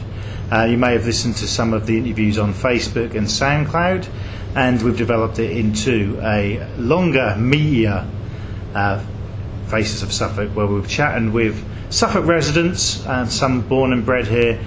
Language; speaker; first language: English; native; English